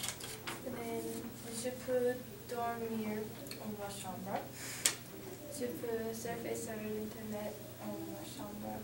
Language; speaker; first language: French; non-native, learner; English